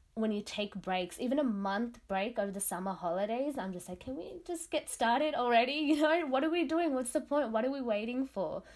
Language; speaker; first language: English; non-native, local second language; Tamil